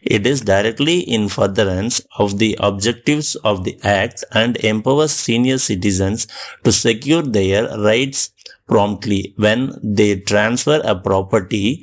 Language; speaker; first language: English; non-native, local second language; Tamil